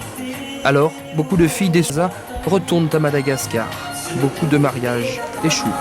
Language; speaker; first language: French; native; French